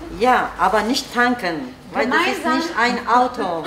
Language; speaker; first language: German; non-native, learner; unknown